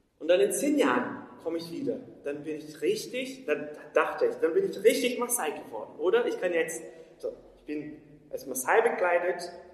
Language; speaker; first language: German; non-native, fluent; Portuguese